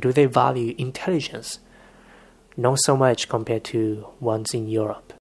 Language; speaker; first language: English; non-native, fluent; Japanese